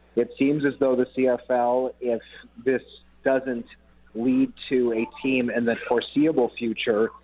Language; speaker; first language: English; native; English